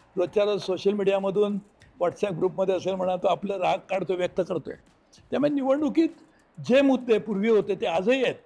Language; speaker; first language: Marathi; native; Marathi